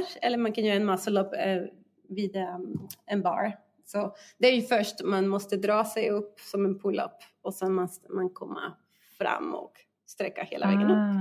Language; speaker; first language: Swedish; non-native, fluent; Spanish